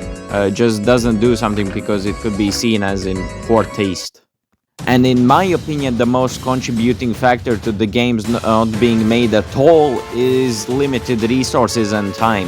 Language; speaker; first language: English; non-native, fluent; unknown